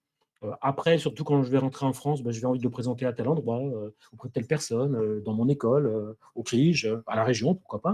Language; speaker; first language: French; native; French